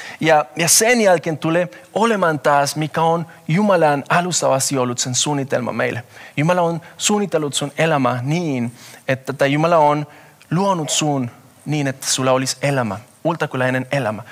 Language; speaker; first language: Finnish; non-native, fluent; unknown